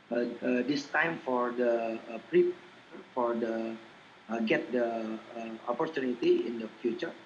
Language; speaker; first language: English; non-native, learner; Indonesian